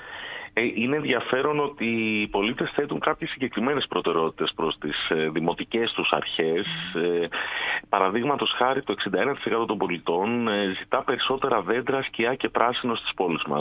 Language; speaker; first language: Greek; native; Greek